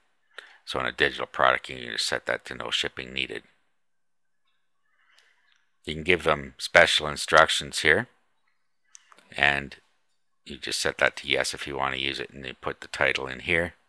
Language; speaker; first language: English; native; English